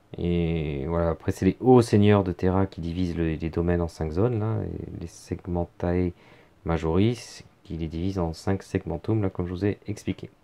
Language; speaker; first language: French; native; French